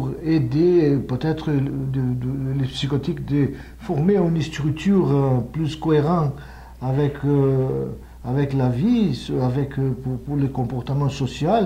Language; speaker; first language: French; non-native, fluent; Portuguese